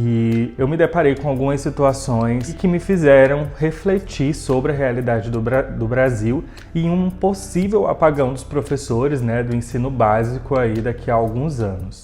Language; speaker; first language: Portuguese; native; Portuguese